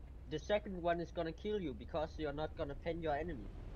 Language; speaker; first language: English; non-native, fluent; German